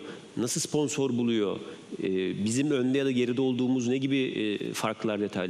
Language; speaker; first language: Turkish; native; Turkish